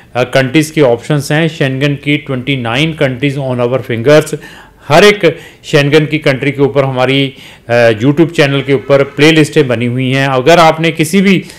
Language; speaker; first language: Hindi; native; Hindi